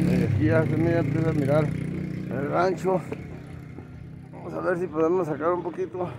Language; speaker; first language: Spanish; native; Spanish